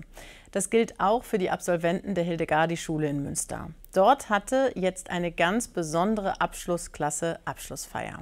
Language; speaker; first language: German; native; German